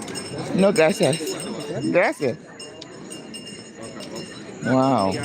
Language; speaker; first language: Spanish; non-native, learner; English